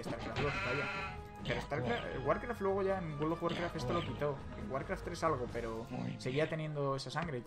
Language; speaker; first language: Spanish; native; Spanish